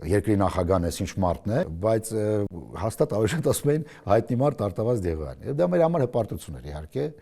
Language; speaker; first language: Armenian; native; Armenian